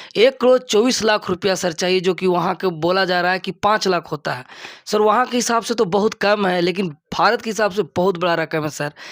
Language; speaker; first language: Hindi; native; Hindi